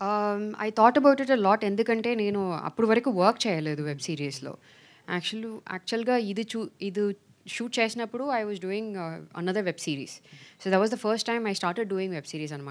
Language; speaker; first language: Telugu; non-native, learner; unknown